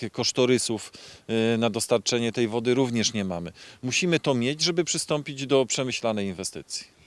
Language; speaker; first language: Polish; native; Polish